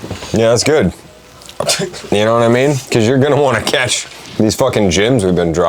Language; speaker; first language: English; native; English